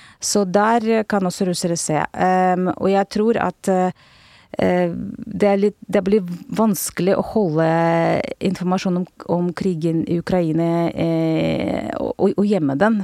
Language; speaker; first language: Norwegian; non-native, fluent; Russian